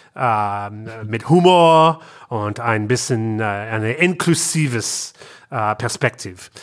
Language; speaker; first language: German; non-native, learner; English